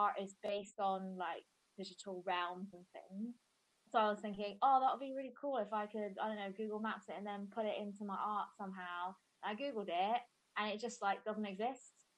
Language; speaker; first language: English; native; English